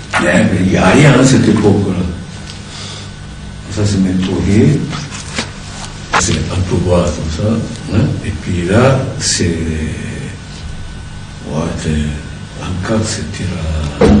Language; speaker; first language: French; non-native, learner; Japanese